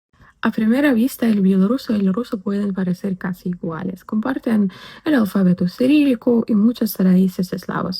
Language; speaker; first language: Spanish; non-native, fluent; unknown